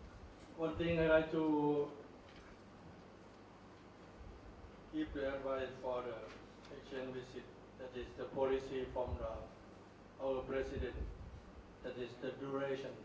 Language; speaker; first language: English; non-native, learner; Thai